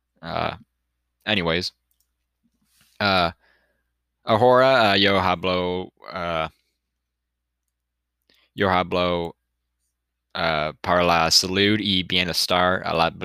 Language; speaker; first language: Spanish; non-native, learner; English